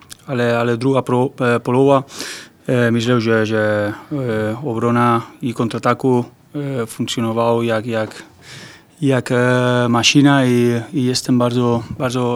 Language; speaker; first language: Polish; non-native, fluent; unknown